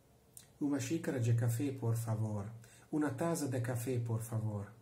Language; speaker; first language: Spanish; non-native, learner; Hungarian